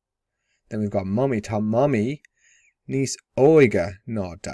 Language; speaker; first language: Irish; non-native, local second language; English